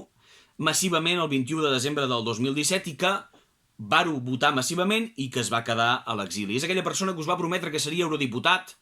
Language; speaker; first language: Catalan; native; Catalan